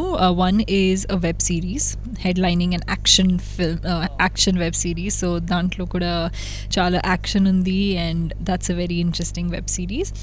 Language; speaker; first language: Telugu; non-native, local second language; Hindi